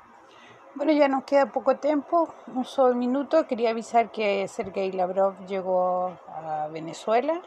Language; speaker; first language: Portuguese; non-native, fluent; Spanish